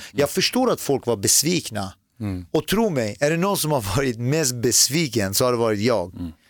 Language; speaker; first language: Swedish; early bilingual, other home language; Persian